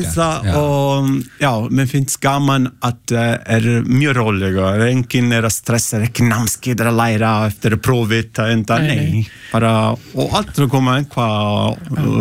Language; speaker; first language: Icelandic; non-native, learner; Italian